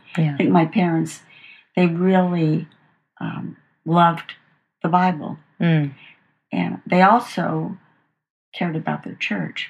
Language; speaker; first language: English; native; English